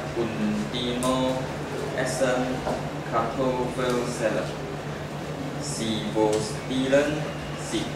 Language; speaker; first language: German; non-native, learner; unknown